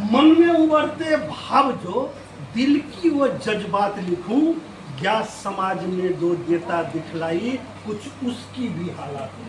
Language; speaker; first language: Hindi; non-native, local second language; Punjabi